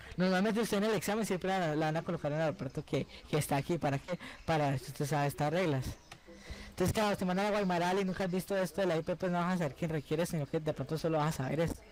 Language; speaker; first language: Spanish; native; Spanish